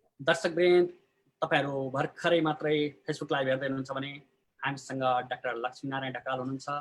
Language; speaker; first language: Nepali; native; Nepali